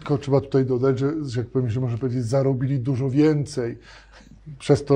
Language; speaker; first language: Polish; native; Polish